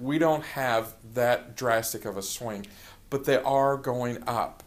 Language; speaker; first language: English; native; English